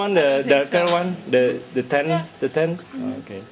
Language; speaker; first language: English; non-native, learner; Indonesian